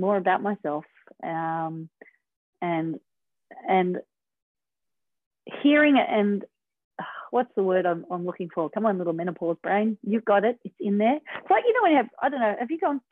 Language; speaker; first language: English; native; English